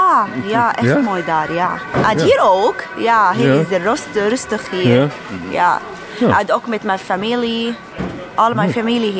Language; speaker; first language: Dutch; non-native, learner; Arabic